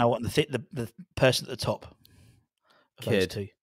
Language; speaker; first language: English; native; English